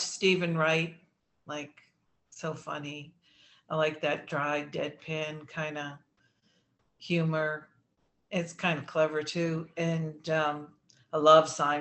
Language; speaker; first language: English; native; English